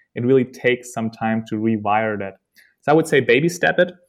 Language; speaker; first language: English; non-native, fluent; German